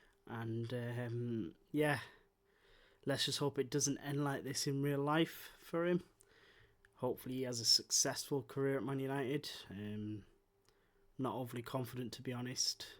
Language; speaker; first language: English; native; English